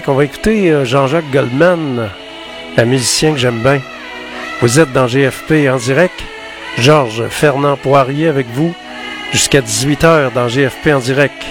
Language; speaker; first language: French; native; French